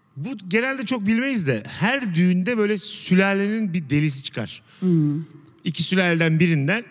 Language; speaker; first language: Turkish; native; Turkish